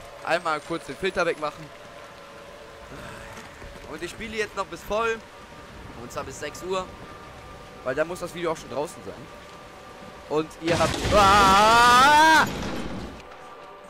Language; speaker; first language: German; native; German